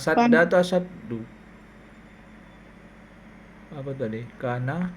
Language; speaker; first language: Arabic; non-native, fluent; Indonesian